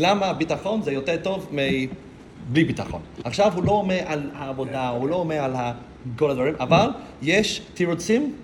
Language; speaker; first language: Hebrew; non-native, fluent; English